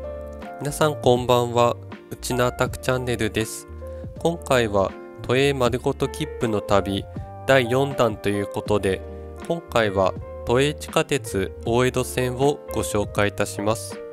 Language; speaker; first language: Japanese; native; Japanese